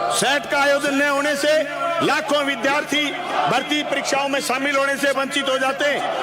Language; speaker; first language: Hindi; native; Hindi